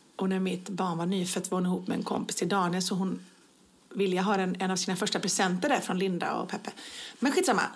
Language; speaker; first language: Swedish; native; Swedish